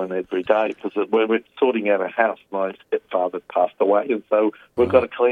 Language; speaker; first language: English; native; English